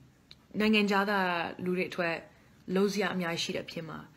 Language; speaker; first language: Burmese; non-native, fluent; Dutch